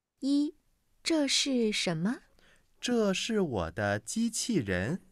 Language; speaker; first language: Chinese; non-native, learner; Vietnamese